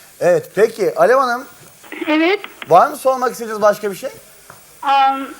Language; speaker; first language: Turkish; native; Turkish